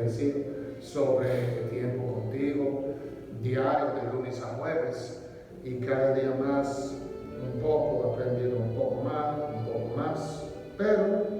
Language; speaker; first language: Spanish; non-native, learner; English